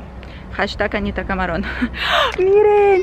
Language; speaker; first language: Spanish; non-native, fluent; Russian